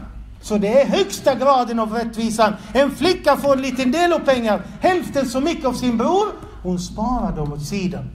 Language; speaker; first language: Swedish; non-native, fluent; Arabic